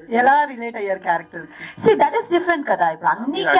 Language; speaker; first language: Telugu; early bilingual, heritage; Telugu